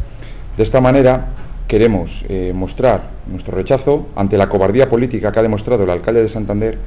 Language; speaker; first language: Spanish; native; Spanish